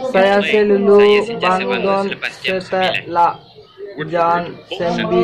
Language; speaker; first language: Indonesian; non-native, learner; Bangla